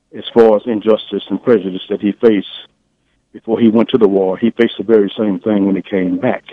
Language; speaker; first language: English; native; English